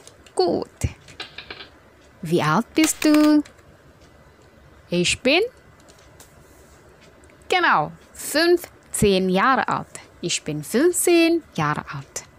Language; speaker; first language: German; non-native, fluent; Indonesian